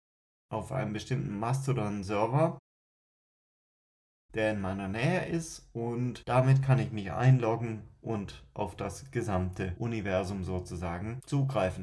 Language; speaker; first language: German; native; German